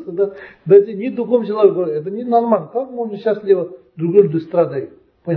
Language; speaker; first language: Russian; non-native, learner; Tibetan